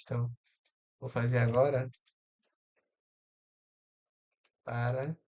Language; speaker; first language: Portuguese; native; Portuguese